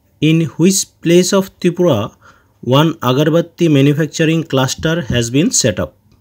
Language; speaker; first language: English; non-native, local second language; Bangla